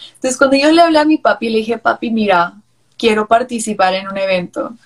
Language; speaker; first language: Spanish; early bilingual, heritage; Spanish